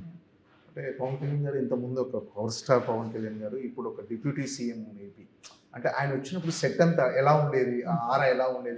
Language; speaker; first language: Telugu; native; Telugu